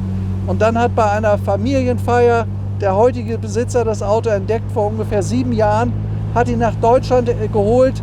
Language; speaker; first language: German; native; German